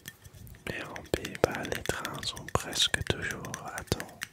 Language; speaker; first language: French; non-native, local second language; Dutch